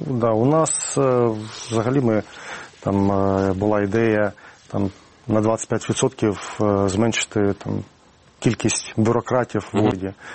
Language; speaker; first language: Ukrainian; non-native, local second language; Russian